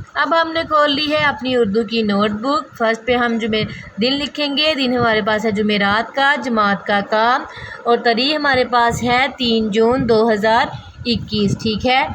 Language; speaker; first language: Urdu; non-native, local second language; Punjabi